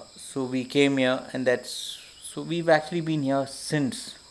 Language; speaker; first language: English; non-native, local second language; Malayalam